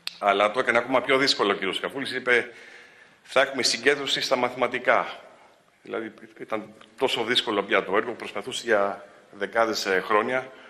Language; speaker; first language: Greek; early bilingual, heritage; Greek